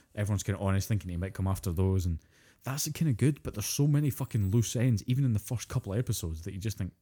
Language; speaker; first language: English; native; English